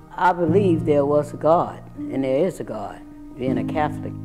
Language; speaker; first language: English; native; English